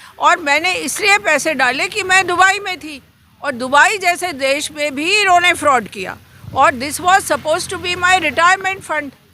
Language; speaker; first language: Hindi; native; Hindi